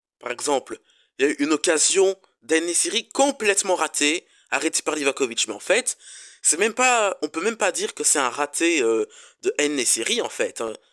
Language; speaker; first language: French; native; French